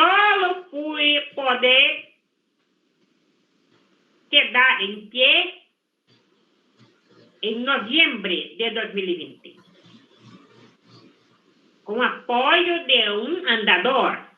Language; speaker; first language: Spanish; non-native, fluent; Portuguese